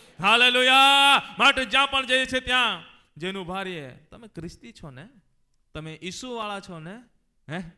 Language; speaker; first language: Gujarati; non-native, local second language; Gamit